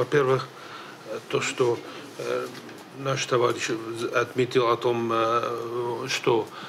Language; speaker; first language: Russian; native; Russian